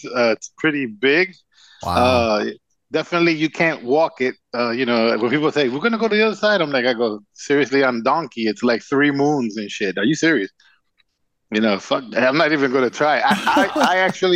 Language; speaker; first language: English; non-native, fluent; Spanish